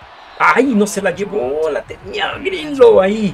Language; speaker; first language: Spanish; native; Spanish